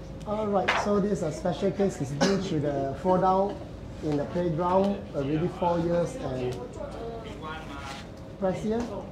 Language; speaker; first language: English; non-native, local second language; Cantonese